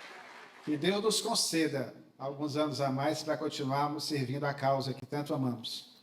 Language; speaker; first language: Portuguese; native; Portuguese